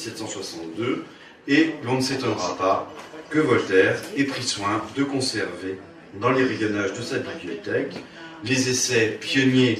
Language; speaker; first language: French; native; French